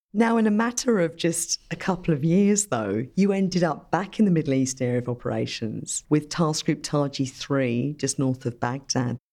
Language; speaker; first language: English; native; English